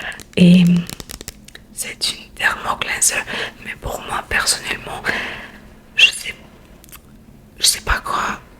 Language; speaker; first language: French; non-native, learner; Spanish